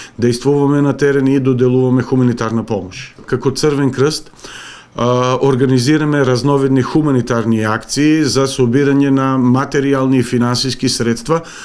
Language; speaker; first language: Macedonian; native; Macedonian